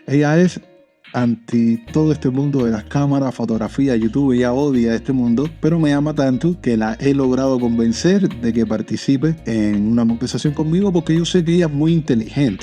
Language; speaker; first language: Spanish; native; Spanish